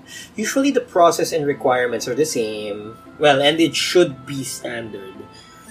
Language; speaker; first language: English; non-native, local second language; Filipino